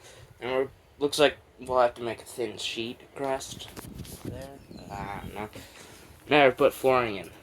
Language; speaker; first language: English; native; English